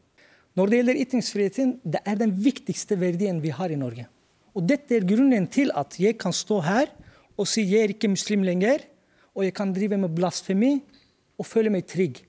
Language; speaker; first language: Norwegian; non-native, fluent; Turkish